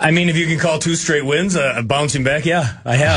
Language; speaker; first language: English; native; English